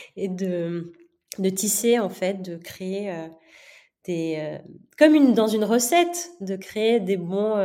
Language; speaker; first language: French; non-native, local second language; Gujarati